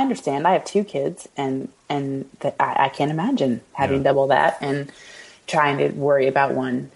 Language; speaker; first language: English; native; English